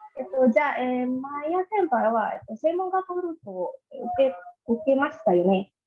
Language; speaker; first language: Japanese; non-native, learner; Indonesian